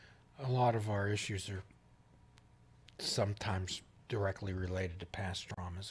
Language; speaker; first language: English; native; English